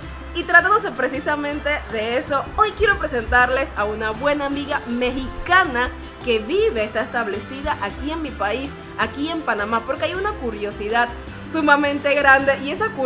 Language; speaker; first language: Spanish; native; Spanish